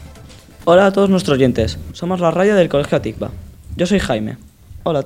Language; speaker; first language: Spanish; native; Spanish